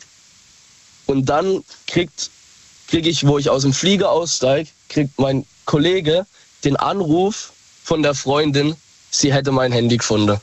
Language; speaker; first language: German; native; German